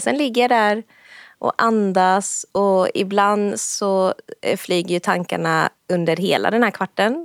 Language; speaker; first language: Swedish; native; Swedish